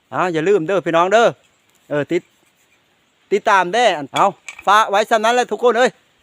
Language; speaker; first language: Thai; native; Thai